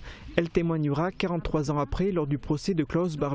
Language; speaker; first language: French; native; French